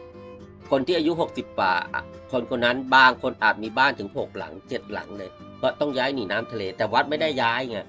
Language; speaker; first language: Thai; native; Thai